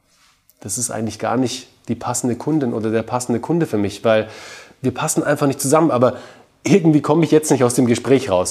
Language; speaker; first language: German; native; German